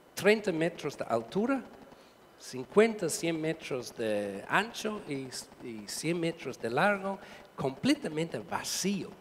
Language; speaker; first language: Spanish; non-native, learner; English